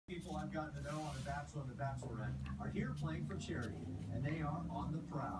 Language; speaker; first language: English; native; English